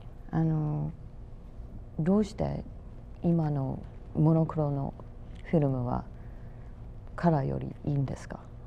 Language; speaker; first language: Japanese; non-native, fluent; English